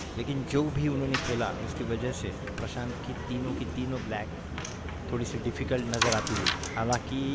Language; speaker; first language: Hindi; non-native, local second language; Marathi